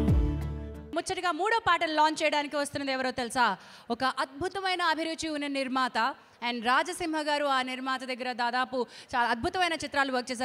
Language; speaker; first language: Telugu; native; Telugu